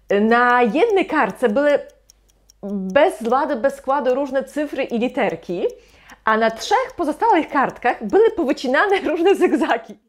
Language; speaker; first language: Polish; native; Polish